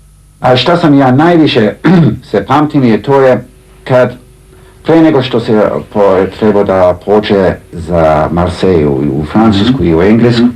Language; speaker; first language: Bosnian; early bilingual, heritage; Serbian